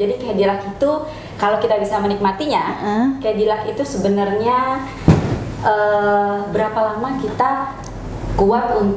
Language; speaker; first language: Indonesian; native; Indonesian